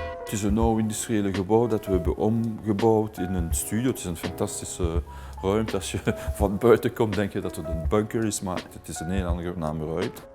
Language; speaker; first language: Dutch; non-native, local second language; French